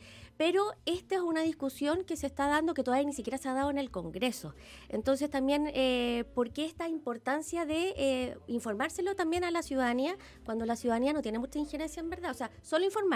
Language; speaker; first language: Spanish; native; Spanish